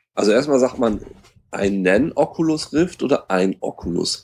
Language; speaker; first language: German; native; German